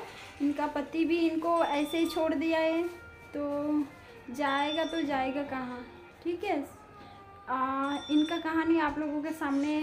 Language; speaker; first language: Hindi; non-native, local second language; Bangla